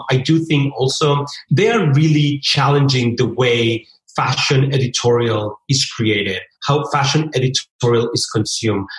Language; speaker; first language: English; early bilingual, other home language; Spanish